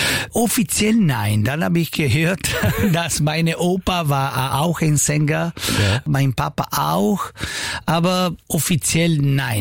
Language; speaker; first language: German; non-native, local second language; Italian